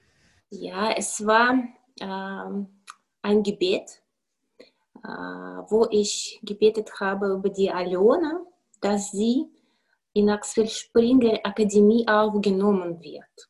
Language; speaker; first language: German; non-native, fluent; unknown